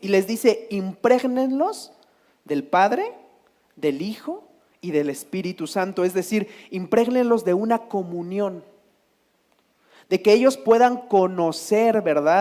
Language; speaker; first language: Spanish; native; Spanish